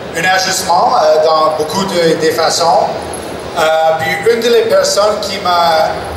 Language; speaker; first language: French; non-native, local second language; English